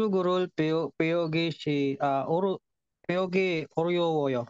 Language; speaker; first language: Korean; non-native, learner; Filipino